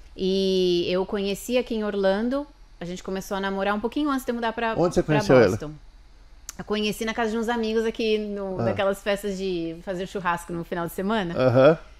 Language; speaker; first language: Portuguese; native; Portuguese